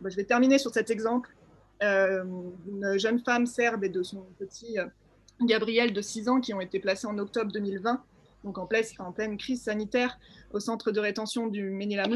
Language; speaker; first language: French; native; French